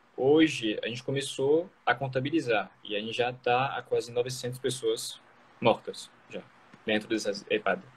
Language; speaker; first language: Portuguese; non-native, fluent; French